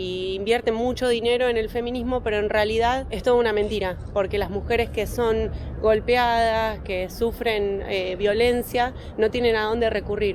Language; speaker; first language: Spanish; native; Spanish